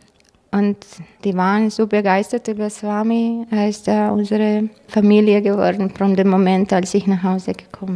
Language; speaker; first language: German; non-native, fluent; Croatian